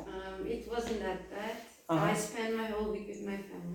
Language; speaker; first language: English; non-native, learner; Turkish